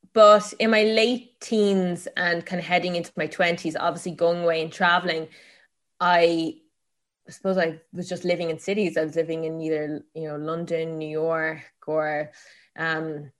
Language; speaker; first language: English; native; English